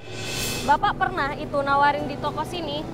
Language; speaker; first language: Indonesian; native; Indonesian